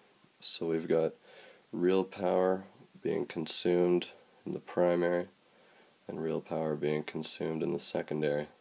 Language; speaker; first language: English; native; English